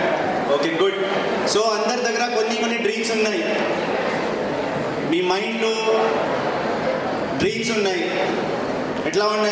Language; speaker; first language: Telugu; non-native, fluent; Hindi